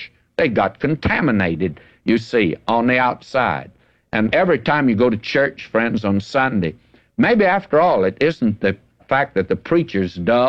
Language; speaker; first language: English; native; English